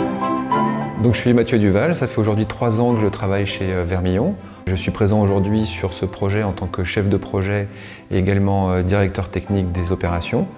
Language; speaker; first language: French; native; French